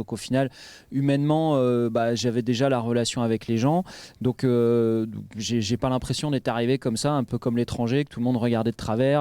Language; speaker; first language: French; native; French